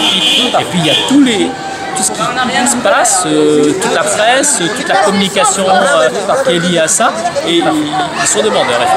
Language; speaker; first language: French; native; French